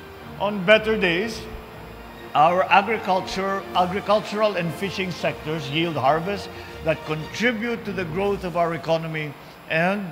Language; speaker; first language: English; non-native, local second language; Filipino